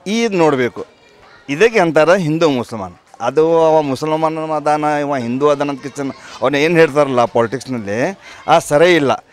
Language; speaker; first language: Kannada; native; Kannada